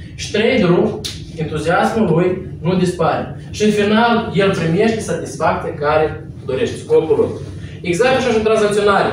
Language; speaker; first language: Romanian; non-native, local second language; Russian